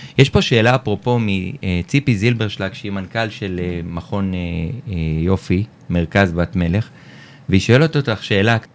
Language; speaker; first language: Hebrew; native; Hebrew